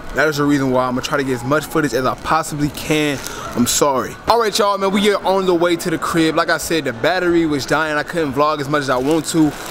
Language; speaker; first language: English; native; English